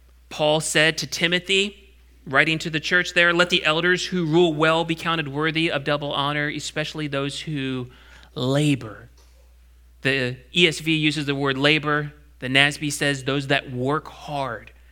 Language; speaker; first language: English; native; English